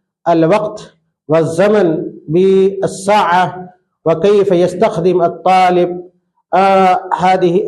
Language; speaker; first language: Arabic; non-native, fluent; Urdu